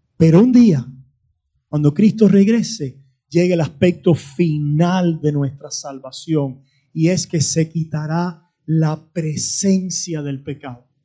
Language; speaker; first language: Spanish; native; Spanish